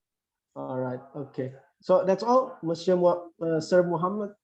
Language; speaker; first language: English; non-native, fluent; Indonesian